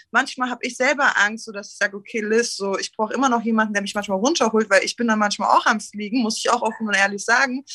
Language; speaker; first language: German; early bilingual, other home language; Turkish